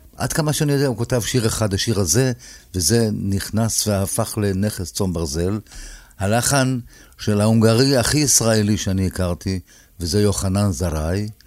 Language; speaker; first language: Hebrew; native; Hebrew